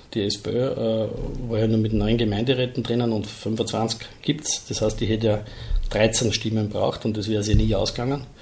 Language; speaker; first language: German; native; German